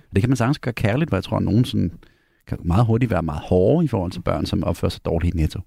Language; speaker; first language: Danish; native; Danish